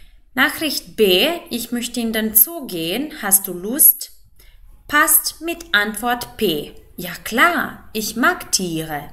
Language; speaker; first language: German; non-native, fluent; Macedonian